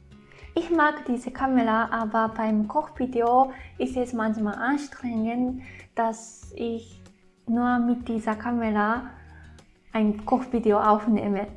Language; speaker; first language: German; non-native, fluent; Japanese